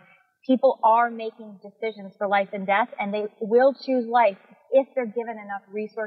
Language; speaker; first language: English; native; English